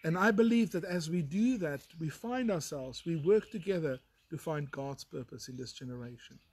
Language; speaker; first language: English; non-native, local second language; Afrikaans